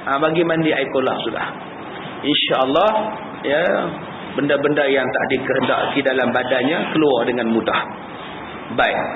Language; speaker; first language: Malay; native; Malay